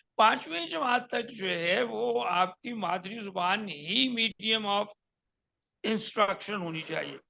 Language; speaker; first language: Urdu; non-native, local second language; Punjabi